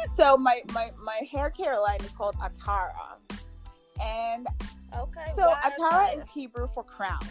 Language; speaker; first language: English; non-native, local second language; Akan